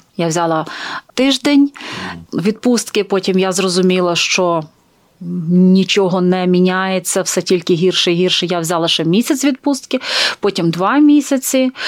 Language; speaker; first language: Ukrainian; native; Ukrainian